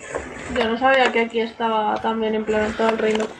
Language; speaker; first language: Spanish; native; Spanish